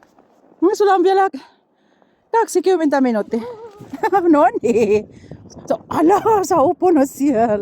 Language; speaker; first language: Finnish; non-native, learner; Bikol